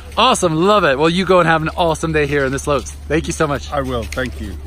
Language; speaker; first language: English; non-native, fluent; Swedish